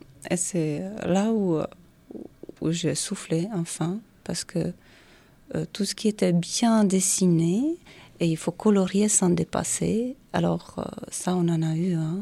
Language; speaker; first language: French; non-native, fluent; Czech